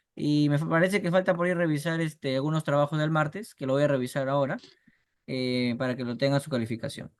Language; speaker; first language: Spanish; native; Spanish